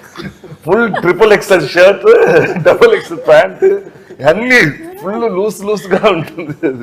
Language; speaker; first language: Telugu; non-native, learner; Tamil